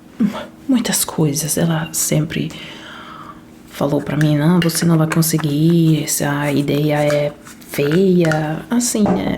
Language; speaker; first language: Portuguese; non-native, fluent; Italian